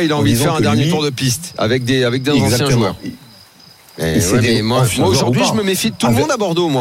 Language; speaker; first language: French; native; French